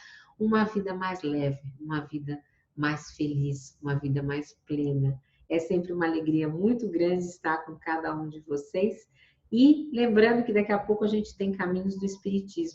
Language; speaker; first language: Portuguese; native; Portuguese